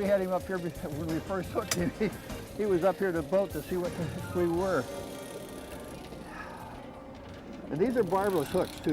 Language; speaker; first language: English; native; English